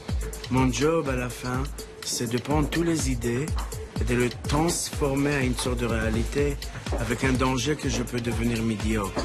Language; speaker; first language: French; non-native, fluent; Hebrew